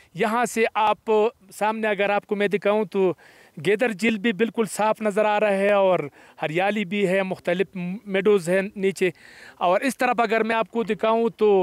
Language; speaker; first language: Urdu; non-native, local second language; Pashto